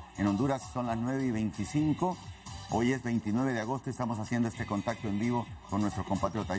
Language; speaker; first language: Spanish; native; Spanish